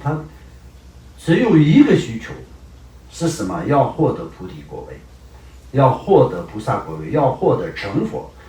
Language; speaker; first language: Chinese; non-native, local second language; Tibetan